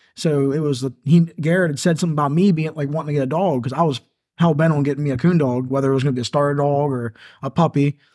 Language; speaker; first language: English; native; English